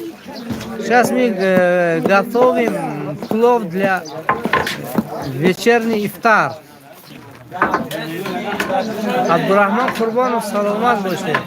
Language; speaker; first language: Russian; non-native, learner; Tajik